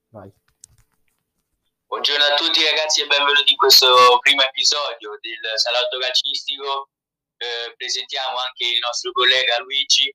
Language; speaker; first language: Italian; early bilingual, other home language; Romanian